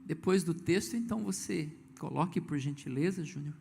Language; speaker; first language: Portuguese; native; Portuguese